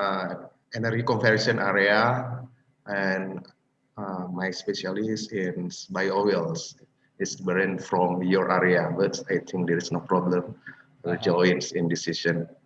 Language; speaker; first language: English; non-native, fluent; Indonesian